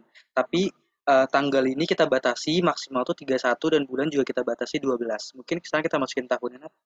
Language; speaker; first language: Indonesian; native; Indonesian